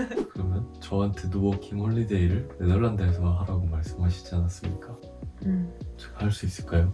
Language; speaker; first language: Korean; native; Korean